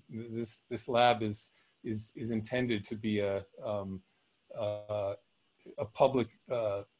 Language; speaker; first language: English; native; English